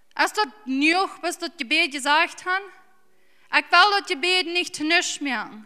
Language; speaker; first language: German; early bilingual, heritage; English